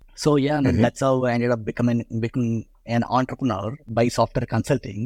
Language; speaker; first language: English; non-native, local second language; Telugu